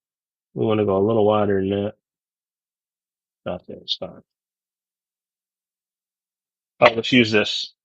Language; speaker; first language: English; native; English